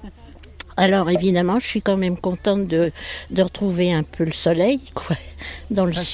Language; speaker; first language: French; native; French